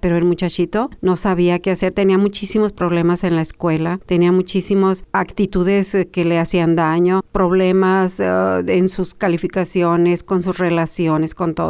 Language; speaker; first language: Spanish; native; Spanish